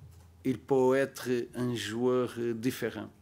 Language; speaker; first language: French; non-native, learner; Portuguese